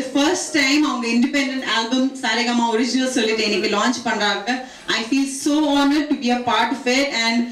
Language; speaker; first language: Tamil; non-native, local second language; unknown